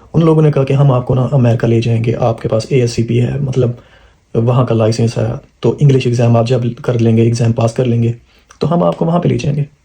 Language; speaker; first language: Urdu; non-native, local second language; Punjabi